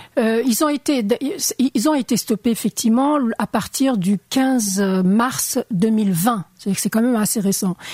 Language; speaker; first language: French; non-native, local second language; Arabic